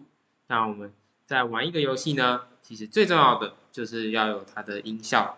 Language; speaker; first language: Chinese; native; Chinese